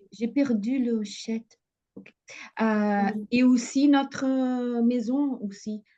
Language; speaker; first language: French; non-native, fluent; Portuguese